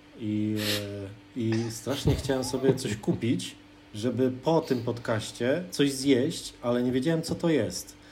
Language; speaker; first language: Polish; native; Polish